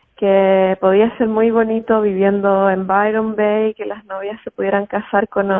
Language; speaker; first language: Spanish; native; Spanish